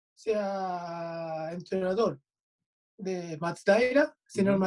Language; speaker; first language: Spanish; non-native, fluent; Japanese